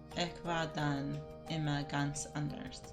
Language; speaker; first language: German; non-native, learner; Spanish